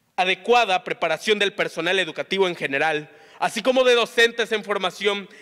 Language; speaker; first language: Spanish; native; Spanish